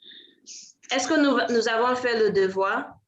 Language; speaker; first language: French; non-native, fluent; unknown